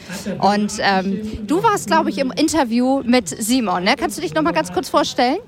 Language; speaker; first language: German; native; German